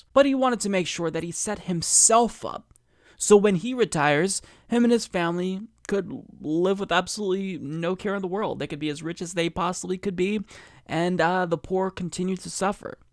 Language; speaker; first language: English; native; English